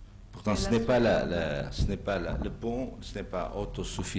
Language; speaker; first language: French; non-native, fluent; Portuguese